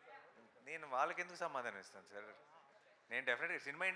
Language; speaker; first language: Telugu; native; Telugu